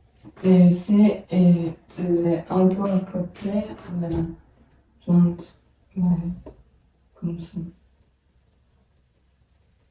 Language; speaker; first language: French; non-native, learner; Chinese